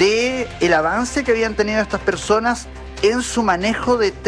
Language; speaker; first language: Spanish; native; Spanish